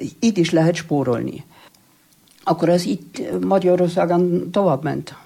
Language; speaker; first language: Hungarian; non-native, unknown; German